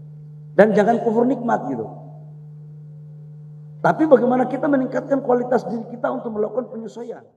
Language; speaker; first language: Indonesian; native; Indonesian